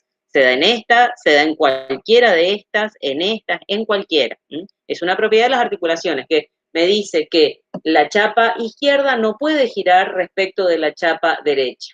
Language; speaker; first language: Spanish; native; Spanish